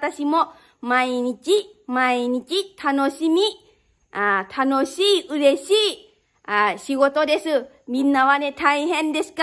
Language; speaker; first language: Japanese; non-native, learner; Lao